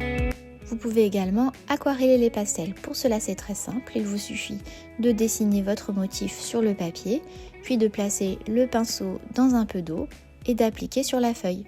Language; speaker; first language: French; native; French